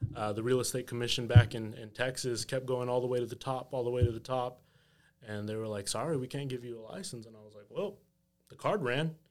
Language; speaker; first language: English; native; English